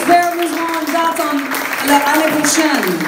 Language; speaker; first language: French; non-native, learner; English